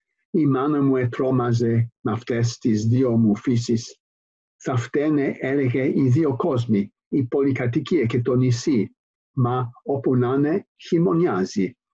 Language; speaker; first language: Greek; non-native, fluent; English